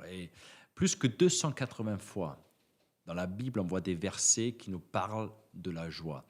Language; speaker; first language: French; native; French